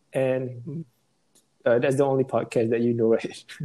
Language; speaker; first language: English; non-native, local second language; Malay